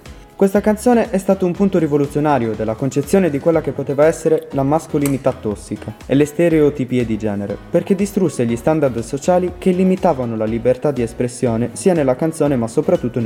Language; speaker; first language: Italian; native; Italian